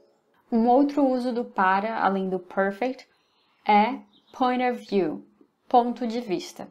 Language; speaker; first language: Portuguese; non-native, fluent; English